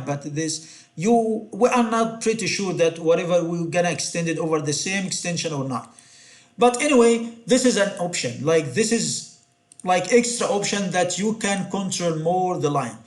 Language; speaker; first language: English; non-native, fluent; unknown